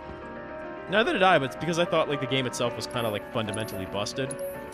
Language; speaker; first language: English; native; English